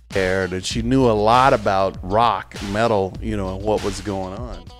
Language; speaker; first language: English; native; English